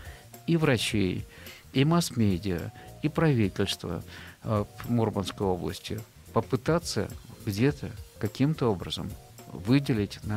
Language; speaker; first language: Russian; native; Russian